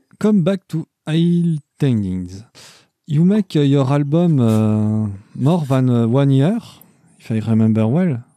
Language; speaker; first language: English; non-native, learner; French